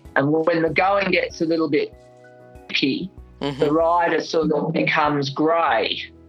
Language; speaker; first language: English; native; English